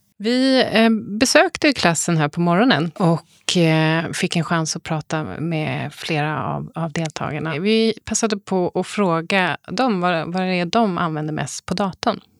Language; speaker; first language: Swedish; native; Swedish